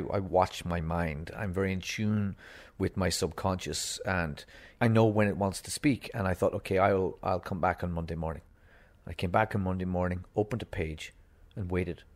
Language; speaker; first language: English; native; English